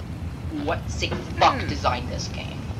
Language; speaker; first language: English; native; English